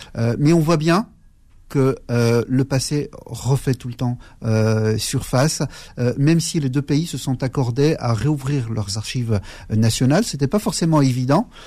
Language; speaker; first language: French; early bilingual, other home language; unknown